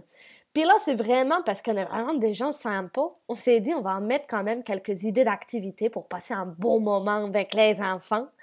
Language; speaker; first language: French; native; French